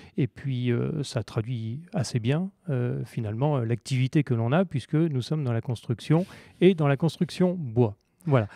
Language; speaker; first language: French; native; French